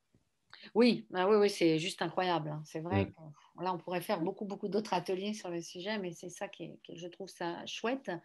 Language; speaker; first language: French; native; French